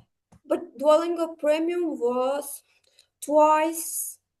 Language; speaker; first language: English; non-native, learner; Uzbek